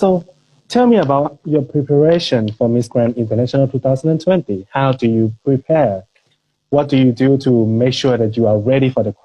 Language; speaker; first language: English; non-native, fluent; Thai